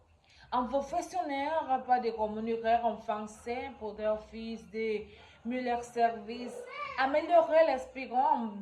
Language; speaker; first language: French; non-native, learner; Spanish